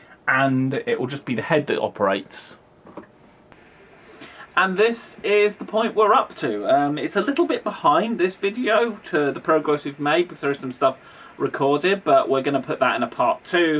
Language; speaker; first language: English; native; English